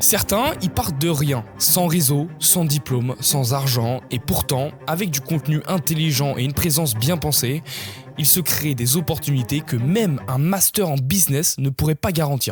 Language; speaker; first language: French; native; French